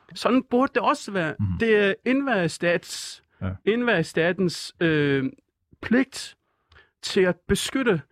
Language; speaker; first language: Danish; non-native, fluent; Persian